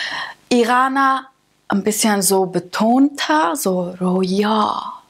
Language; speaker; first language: German; early bilingual, other home language; Persian